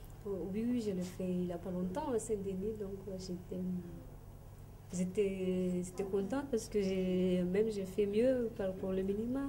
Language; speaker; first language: French; non-native, local second language; Malagasy